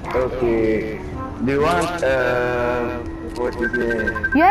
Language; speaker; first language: English; non-native, learner; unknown